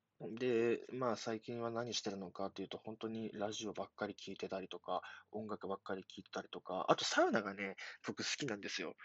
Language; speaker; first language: Japanese; native; Japanese